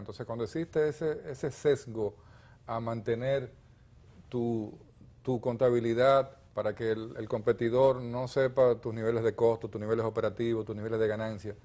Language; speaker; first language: Spanish; native; Spanish